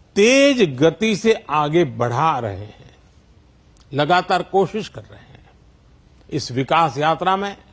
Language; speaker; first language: Hindi; non-native, local second language; Gujarati